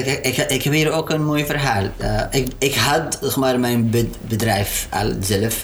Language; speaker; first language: Dutch; non-native, learner; Arabic